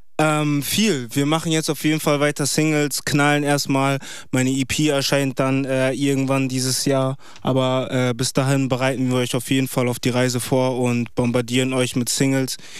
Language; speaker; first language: German; early bilingual, other home language; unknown